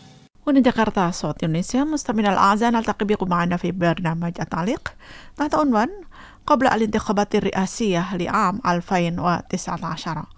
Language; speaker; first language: Arabic; non-native, fluent; Indonesian